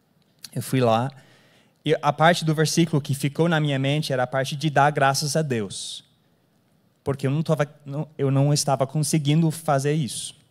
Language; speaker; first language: Portuguese; non-native, fluent; English